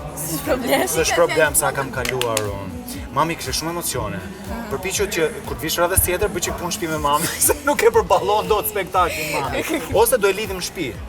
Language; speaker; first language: Albanian; native; Albanian